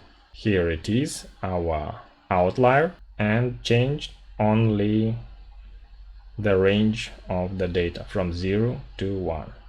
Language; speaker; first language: English; non-native, fluent; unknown